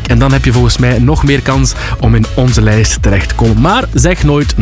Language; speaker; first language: Dutch; native; Dutch